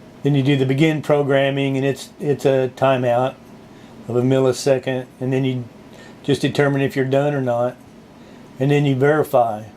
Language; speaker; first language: English; native; English